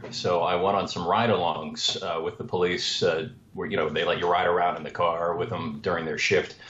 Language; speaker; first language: English; native; English